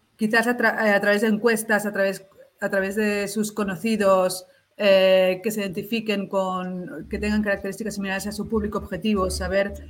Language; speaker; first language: Spanish; native; Spanish